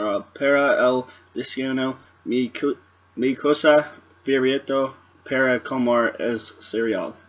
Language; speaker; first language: Spanish; non-native, learner; English